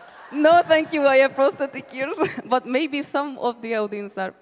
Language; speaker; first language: English; non-native, fluent; Hungarian